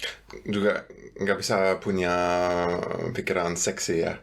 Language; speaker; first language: Indonesian; non-native, fluent; German